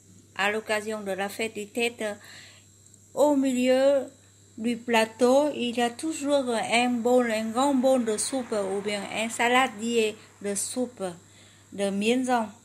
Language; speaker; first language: French; non-native, learner; Vietnamese